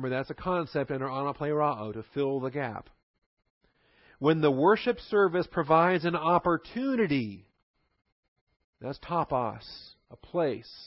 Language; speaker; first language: English; native; English